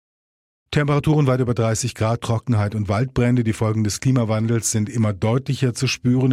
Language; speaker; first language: German; native; German